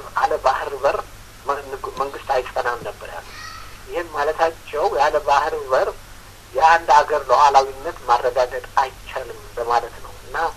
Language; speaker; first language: Amharic; non-native, local second language; Sebat Bet Gurage